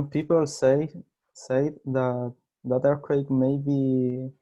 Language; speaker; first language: English; non-native, learner; Spanish